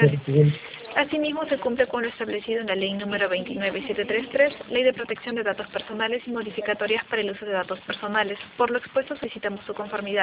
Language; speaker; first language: Spanish; native; Spanish